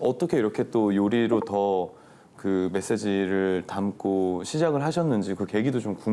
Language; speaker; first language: Korean; native; Korean